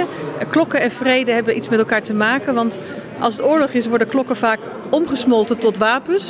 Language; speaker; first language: Dutch; native; Dutch